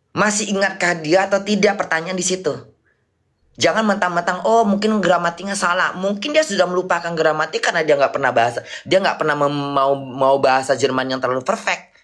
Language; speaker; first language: Indonesian; native; Indonesian